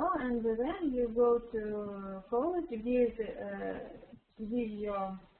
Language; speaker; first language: English; non-native, learner; Russian